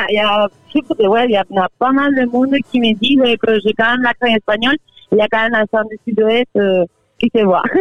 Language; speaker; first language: French; non-native, fluent; Spanish